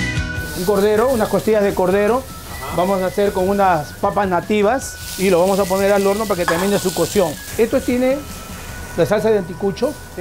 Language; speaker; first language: Spanish; native; Spanish